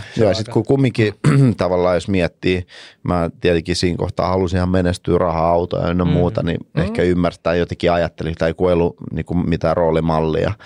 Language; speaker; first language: Finnish; early bilingual, other home language; Russian